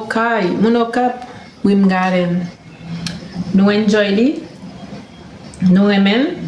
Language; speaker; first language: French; non-native, learner; Haitian Creole